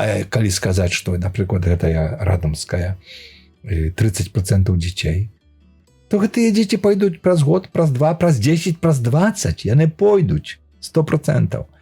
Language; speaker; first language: Polish; non-native, learner; Belarusian